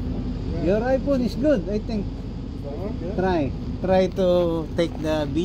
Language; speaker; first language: English; non-native, local second language; Filipino